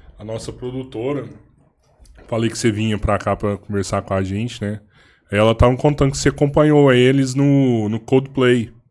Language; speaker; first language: Portuguese; native; Portuguese